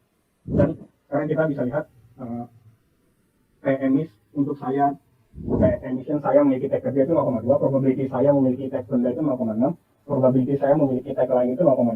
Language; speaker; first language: Indonesian; native; Indonesian